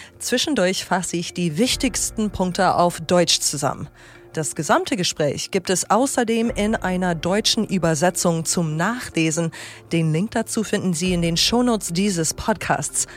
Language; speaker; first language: German; non-native, fluent; English